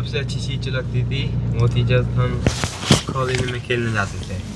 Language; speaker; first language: Hindi; early bilingual, other home language; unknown